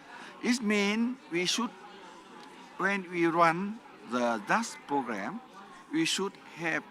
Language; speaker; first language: English; non-native, learner; Vietnamese